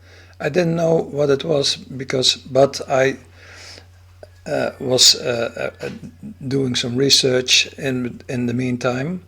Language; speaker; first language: English; non-native, fluent; Dutch